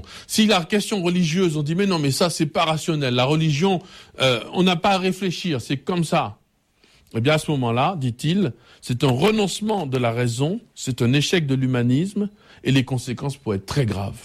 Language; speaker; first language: French; native; French